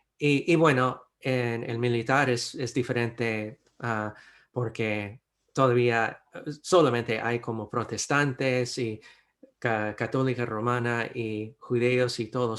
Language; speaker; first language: Spanish; non-native, fluent; English